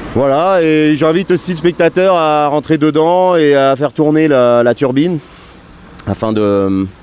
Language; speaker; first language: French; native; French